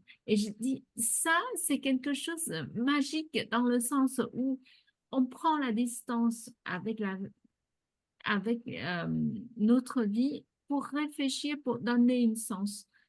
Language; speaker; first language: French; non-native, fluent; Vietnamese